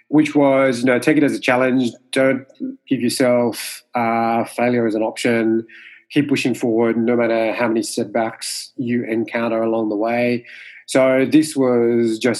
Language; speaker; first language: English; non-native, fluent; Morisyen